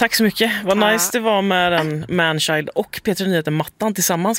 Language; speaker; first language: Swedish; native; Swedish